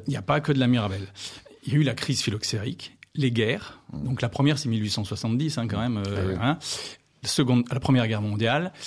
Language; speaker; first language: French; native; French